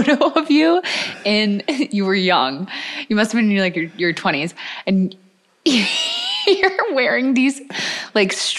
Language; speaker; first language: English; native; English